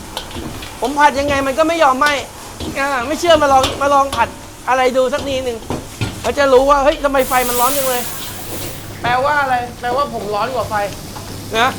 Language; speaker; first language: Thai; native; Thai